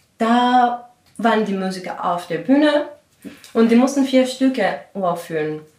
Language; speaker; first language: German; non-native, fluent; Greek